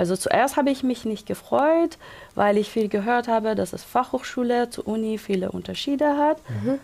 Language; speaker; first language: German; non-native, local second language; Persian